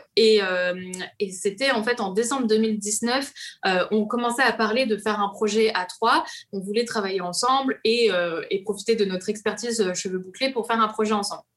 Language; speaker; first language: French; native; French